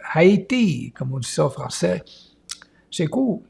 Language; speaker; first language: French; non-native, fluent; English